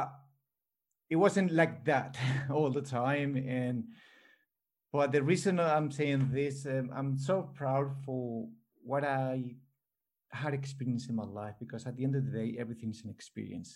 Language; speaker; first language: English; non-native, fluent; Spanish